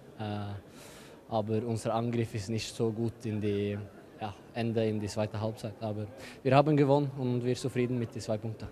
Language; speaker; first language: German; non-native, learner; Norwegian